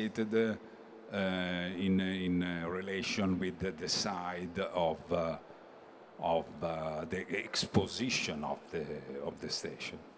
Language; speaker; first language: English; non-native, learner; Italian